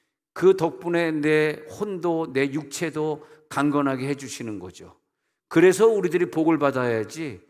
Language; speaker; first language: Korean; native; Korean